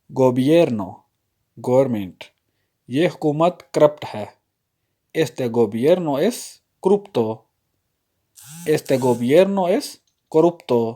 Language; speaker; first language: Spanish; non-native, fluent; Urdu